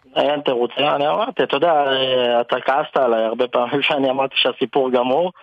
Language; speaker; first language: Hebrew; native; Hebrew